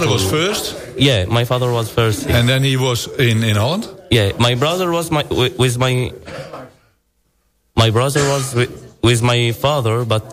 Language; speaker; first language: English; non-native, learner; Arabic